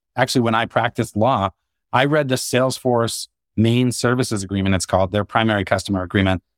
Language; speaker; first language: English; native; English